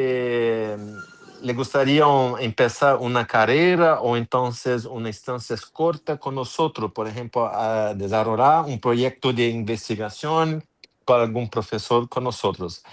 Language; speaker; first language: Spanish; non-native, fluent; Portuguese